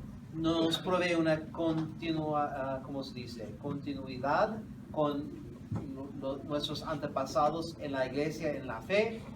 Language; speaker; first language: Spanish; non-native, fluent; English